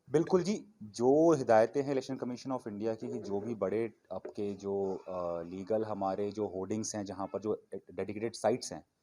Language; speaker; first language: Hindi; non-native, local second language; Punjabi